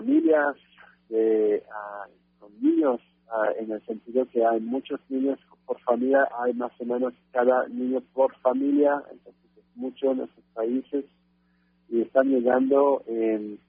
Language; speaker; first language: Spanish; non-native, fluent; French